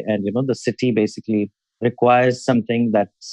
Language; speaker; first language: English; non-native, local second language; Urdu